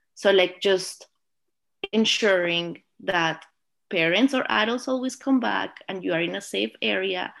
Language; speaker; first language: English; non-native, fluent; Spanish